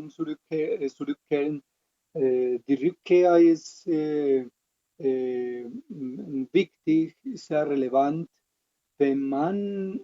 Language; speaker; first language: German; non-native, fluent; Spanish